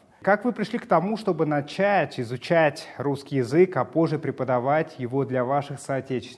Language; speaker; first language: Russian; native; Russian